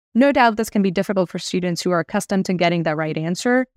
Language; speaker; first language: English; non-native, local second language; Hindi